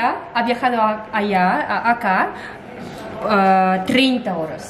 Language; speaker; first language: Spanish; non-native, fluent; Russian